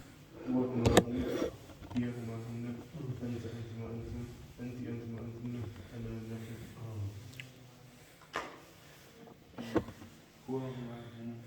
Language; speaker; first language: Arabic; non-native, learner; Urdu